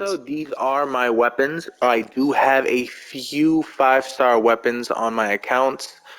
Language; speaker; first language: English; native; English